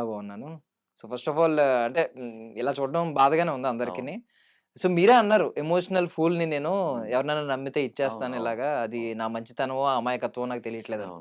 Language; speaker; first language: Telugu; native; Telugu